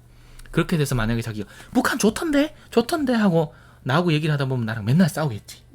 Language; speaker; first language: Korean; native; Korean